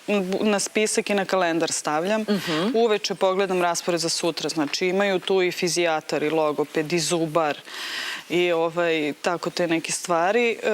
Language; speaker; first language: Serbian; native; Serbian